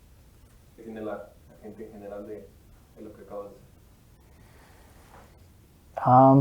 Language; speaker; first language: Spanish; native; Spanish